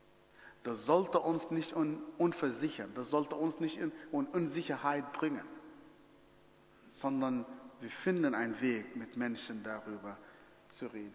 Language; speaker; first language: German; non-native, fluent; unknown